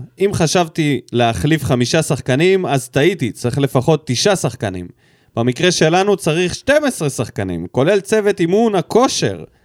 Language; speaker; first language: Hebrew; native; Hebrew